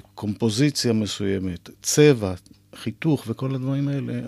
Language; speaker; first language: Hebrew; native; Hebrew